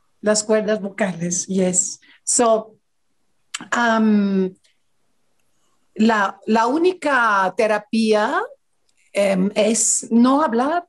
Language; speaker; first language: Spanish; non-native, learner; Greek